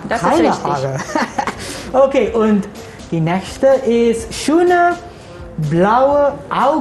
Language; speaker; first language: German; non-native, learner; Malay